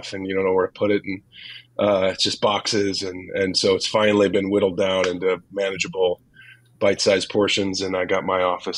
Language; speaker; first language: English; native; English